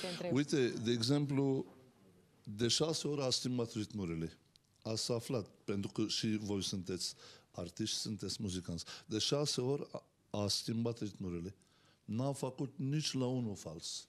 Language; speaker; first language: Romanian; non-native, learner; Turkish